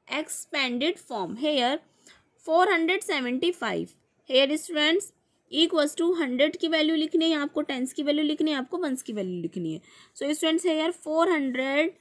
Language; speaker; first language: Hindi; native; Hindi